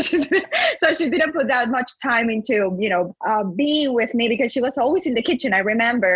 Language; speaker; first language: English; non-native, fluent; Spanish